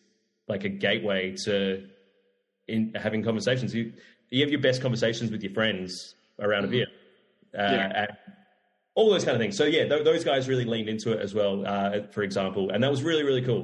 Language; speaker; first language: English; native; English